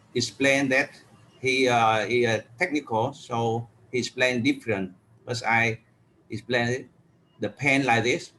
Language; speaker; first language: English; non-native, learner; Vietnamese